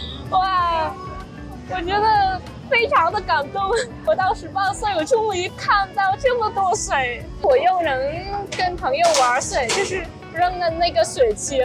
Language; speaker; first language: Chinese; non-native, fluent; Vietnamese